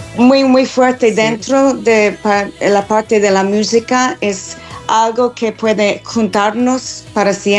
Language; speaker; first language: Spanish; non-native, fluent; English